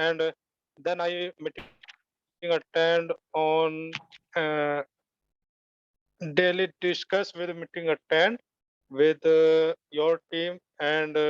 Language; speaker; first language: English; non-native, learner; Hindi